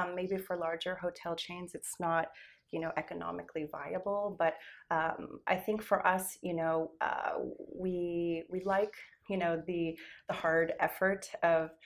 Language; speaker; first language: English; native; English